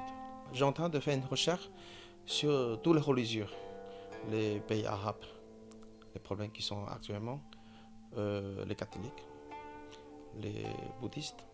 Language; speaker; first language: French; non-native, fluent; Chinese